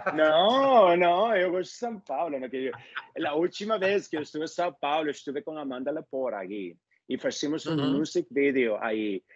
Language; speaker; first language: Portuguese; non-native, learner; Spanish